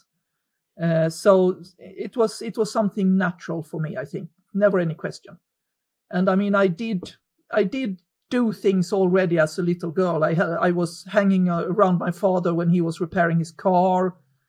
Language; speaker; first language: English; non-native, fluent; Swedish